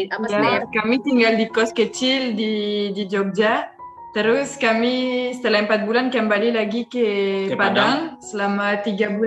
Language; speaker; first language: Indonesian; non-native, fluent; French